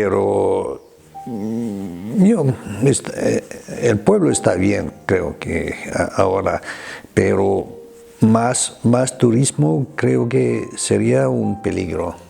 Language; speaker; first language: Spanish; non-native, fluent; German